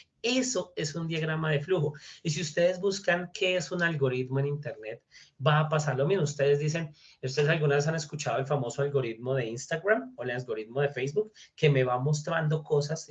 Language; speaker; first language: Spanish; native; Spanish